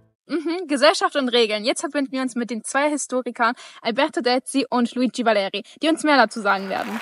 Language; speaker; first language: German; non-native, fluent; Italian